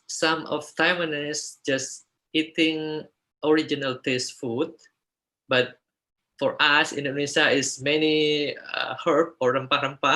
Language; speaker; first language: English; non-native, fluent; Indonesian